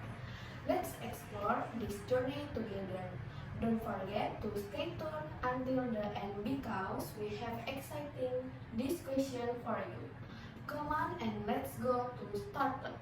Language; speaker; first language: English; non-native, learner; Indonesian